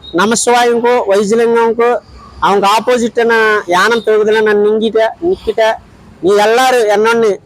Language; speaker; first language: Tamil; non-native, local second language; Telugu